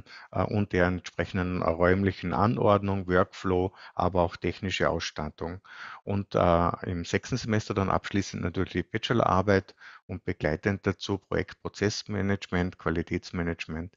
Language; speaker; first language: German; native; German